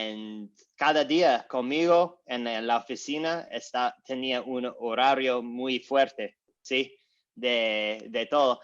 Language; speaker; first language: Spanish; non-native, learner; English